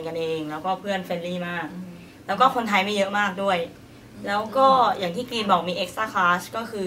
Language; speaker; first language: Thai; native; Thai